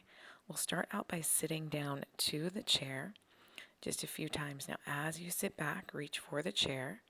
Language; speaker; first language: English; native; English